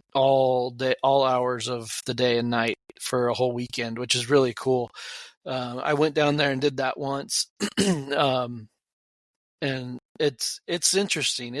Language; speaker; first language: English; native; English